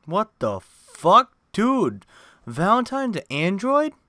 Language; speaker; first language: English; native; English